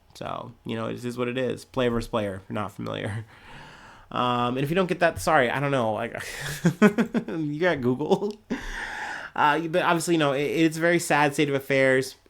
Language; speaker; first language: English; native; English